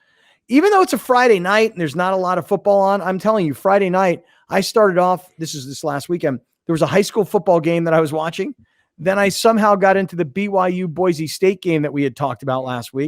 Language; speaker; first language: English; native; English